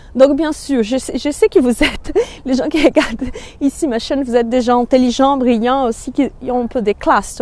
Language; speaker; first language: French; non-native, fluent; Portuguese